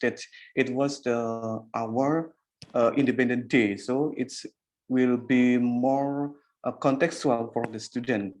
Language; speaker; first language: English; non-native, learner; Indonesian